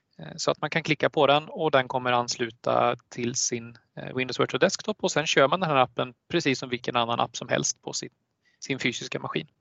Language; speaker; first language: Swedish; native; Swedish